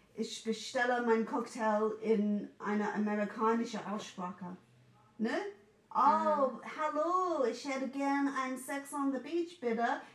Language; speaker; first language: German; non-native, fluent; English